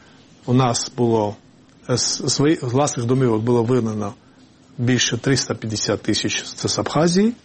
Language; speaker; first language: Ukrainian; non-native, fluent; Georgian